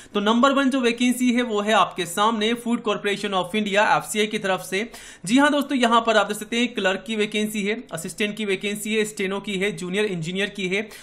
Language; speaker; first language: Hindi; native; Hindi